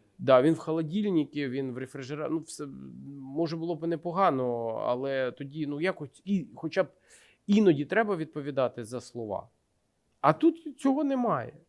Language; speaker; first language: Ukrainian; non-native, local second language; Russian